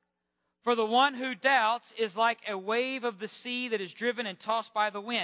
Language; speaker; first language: English; native; English